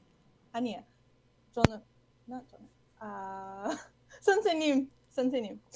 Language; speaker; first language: Korean; non-native, learner; English